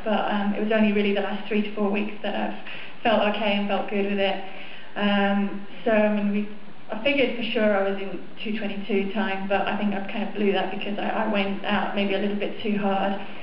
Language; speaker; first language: English; native; English